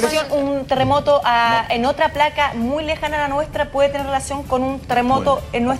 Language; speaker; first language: Spanish; native; Spanish